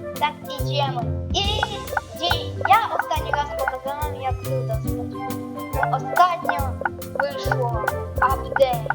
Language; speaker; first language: Polish; non-native, learner; Ukrainian